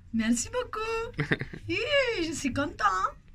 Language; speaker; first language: French; non-native, local second language; Romanian